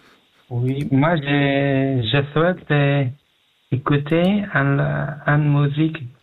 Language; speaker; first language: French; non-native, learner; Pashto